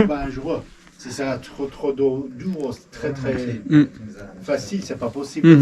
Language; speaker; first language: French; non-native, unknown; Persian